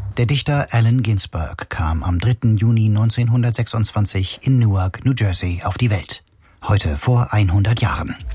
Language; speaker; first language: German; native; German